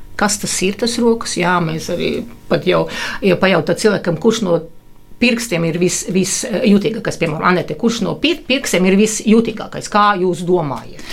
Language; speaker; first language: Latvian; non-native, local second language; Russian